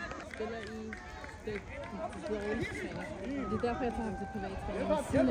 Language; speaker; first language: Danish; non-native, fluent; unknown